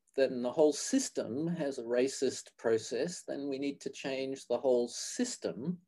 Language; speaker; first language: English; native; English